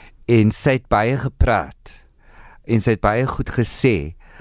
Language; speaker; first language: Afrikaans; early bilingual, heritage; Afrikaans